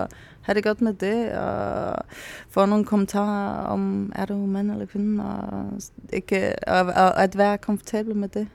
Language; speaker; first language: Danish; non-native, local second language; Faroese